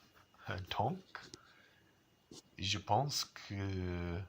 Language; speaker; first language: French; non-native, learner; English